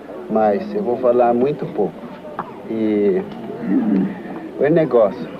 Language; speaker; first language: Portuguese; non-native, local second language; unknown